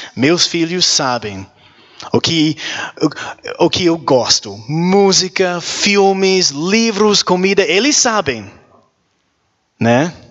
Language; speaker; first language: Portuguese; non-native, learner; English